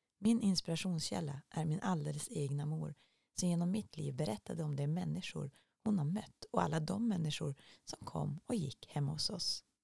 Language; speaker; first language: Swedish; native; Swedish